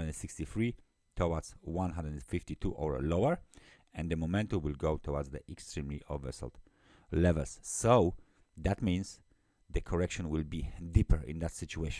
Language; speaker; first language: English; non-native, fluent; Polish